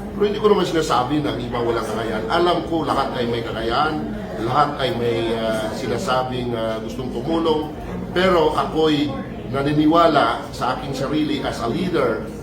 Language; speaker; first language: Filipino; native; Filipino